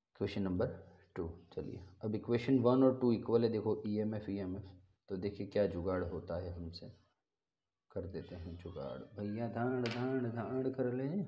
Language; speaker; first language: Hindi; non-native, local second language; Gujarati